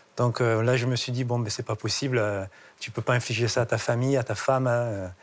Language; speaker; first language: French; native; French